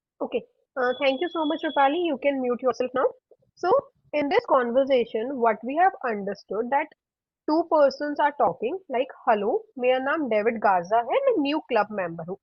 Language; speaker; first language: Hindi; native; Hindi